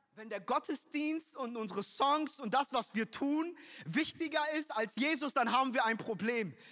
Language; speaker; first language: German; native; German